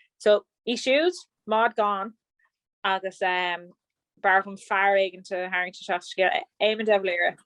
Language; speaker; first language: Irish; native; Irish